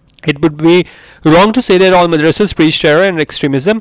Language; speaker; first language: English; non-native, local second language; Urdu